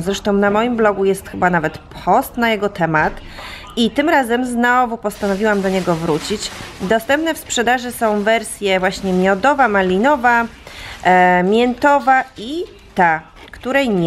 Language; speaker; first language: Polish; native; Polish